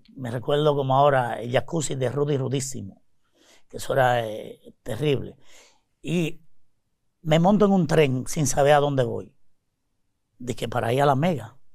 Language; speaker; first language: Spanish; native; Spanish